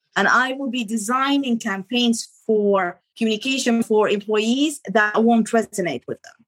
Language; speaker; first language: English; non-native, fluent; Arabic